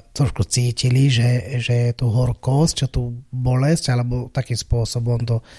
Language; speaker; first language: Slovak; non-native, fluent; Malayalam